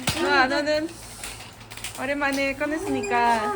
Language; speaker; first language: Korean; non-native, fluent; Spanish